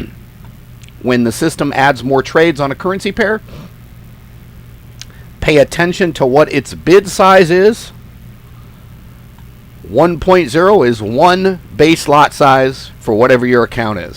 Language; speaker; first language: English; native; English